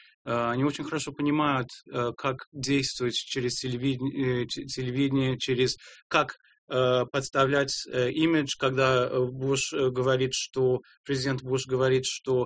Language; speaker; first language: Russian; non-native, fluent; English